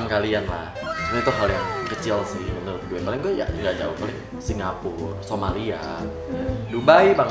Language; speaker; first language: Indonesian; native; Indonesian